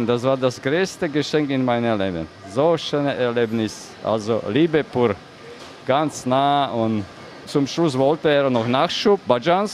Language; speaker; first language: German; non-native, fluent; Slovak